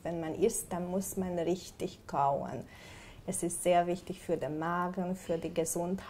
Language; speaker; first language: German; non-native, learner; Hungarian